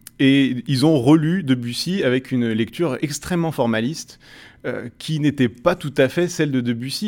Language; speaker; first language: French; native; French